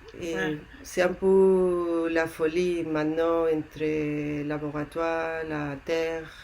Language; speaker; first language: French; non-native, learner; Spanish